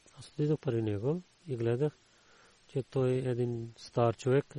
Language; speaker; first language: Bulgarian; non-native, learner; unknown